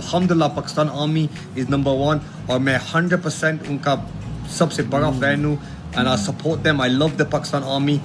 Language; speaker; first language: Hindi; early bilingual, heritage; Hindi